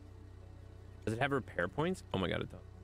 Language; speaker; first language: English; native; English